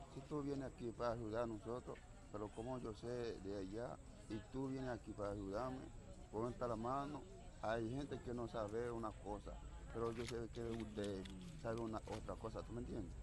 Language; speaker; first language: Spanish; non-native, fluent; Haitian Creole